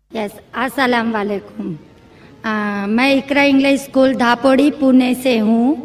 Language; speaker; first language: Hindi; non-native, local second language; Marathi